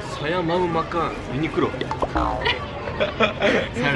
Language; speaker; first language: Indonesian; non-native, learner; Japanese